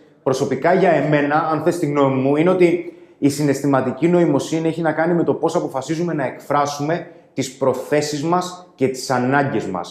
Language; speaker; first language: Greek; native; Greek